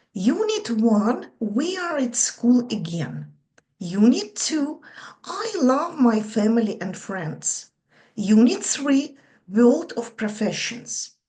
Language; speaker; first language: English; non-native, fluent; Ukrainian